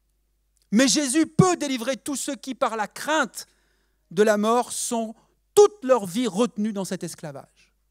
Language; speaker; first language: French; native; French